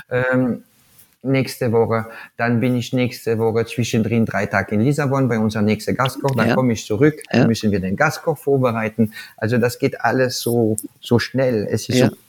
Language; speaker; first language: German; non-native, fluent; French